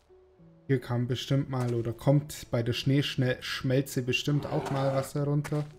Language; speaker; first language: German; native; German